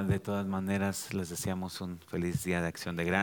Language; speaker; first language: Spanish; native; Spanish